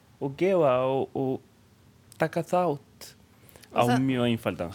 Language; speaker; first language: Icelandic; non-native, fluent; Spanish